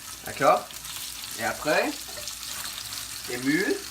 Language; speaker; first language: French; non-native, learner; English